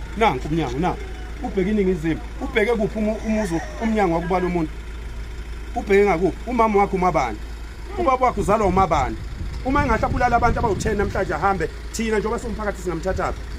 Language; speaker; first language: Zulu; native; Zulu